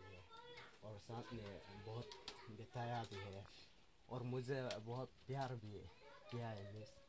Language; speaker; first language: Hindi; non-native, local second language; Adi